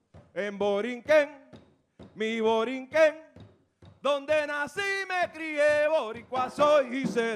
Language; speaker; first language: Spanish; native; Spanish